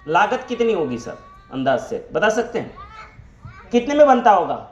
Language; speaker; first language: Hindi; non-native, local second language; Gujarati